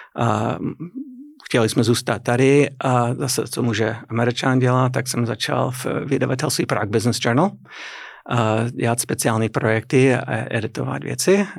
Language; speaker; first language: Czech; non-native, fluent; English